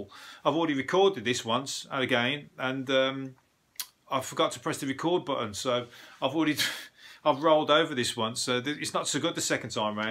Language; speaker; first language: English; native; English